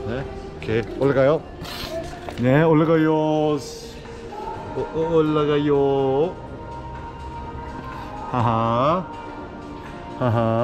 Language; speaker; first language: Korean; early bilingual, heritage; English